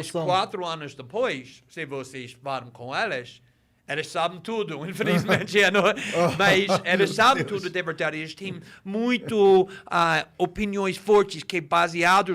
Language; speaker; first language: Portuguese; non-native, fluent; English